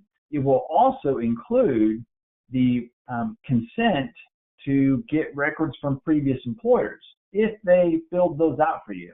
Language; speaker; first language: English; native; English